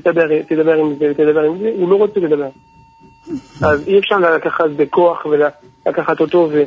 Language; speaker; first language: Hebrew; non-native, fluent; French